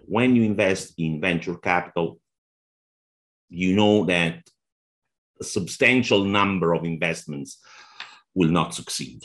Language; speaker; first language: English; non-native, fluent; Italian